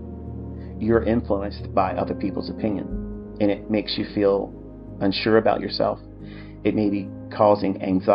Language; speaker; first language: English; native; English